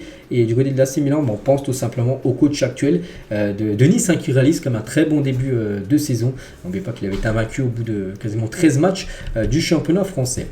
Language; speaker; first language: French; native; French